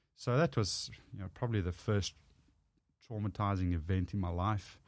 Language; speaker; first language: English; non-native, local second language; Afrikaans